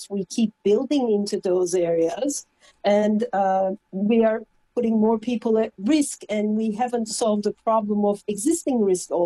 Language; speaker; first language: English; non-native, fluent; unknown